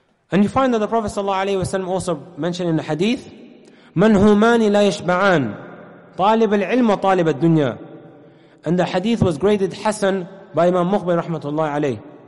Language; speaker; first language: English; native; English